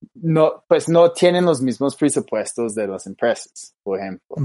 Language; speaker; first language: Spanish; non-native, fluent; English